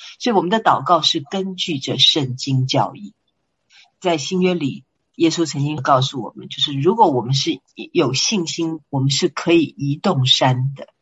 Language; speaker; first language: Chinese; native; Chinese